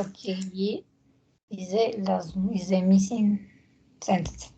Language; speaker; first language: English; non-native, learner; Spanish